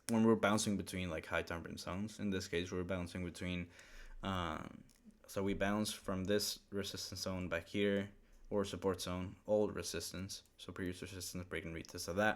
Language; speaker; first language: English; early bilingual, other home language; Spanish